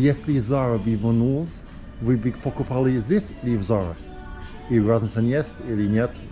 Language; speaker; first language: Russian; non-native, learner; English